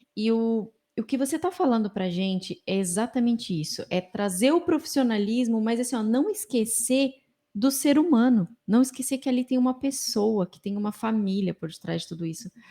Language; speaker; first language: Portuguese; native; Portuguese